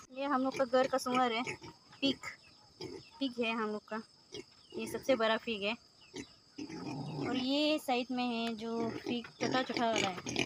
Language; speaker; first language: Hindi; non-native, local second language; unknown